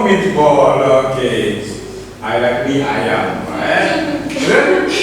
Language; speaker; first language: English; non-native, fluent; Indonesian